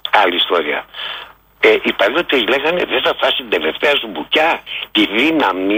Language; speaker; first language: Greek; native; Greek